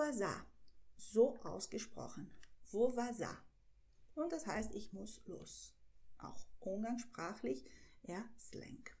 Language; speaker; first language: German; non-native, fluent; Portuguese